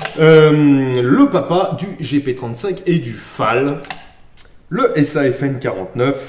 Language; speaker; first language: French; native; French